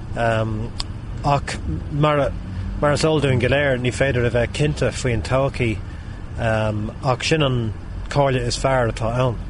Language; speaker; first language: Irish; native; Irish